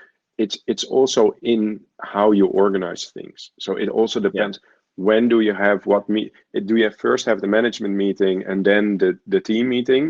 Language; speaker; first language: English; non-native, fluent; Dutch